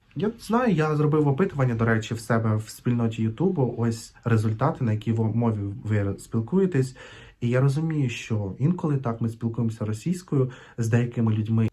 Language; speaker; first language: Ukrainian; non-native, local second language; Russian